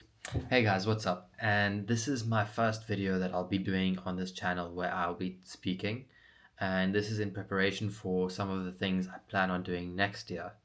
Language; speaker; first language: English; native; English